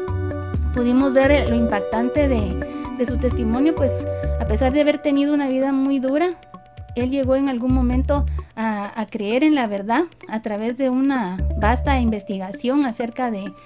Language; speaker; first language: Spanish; native; Spanish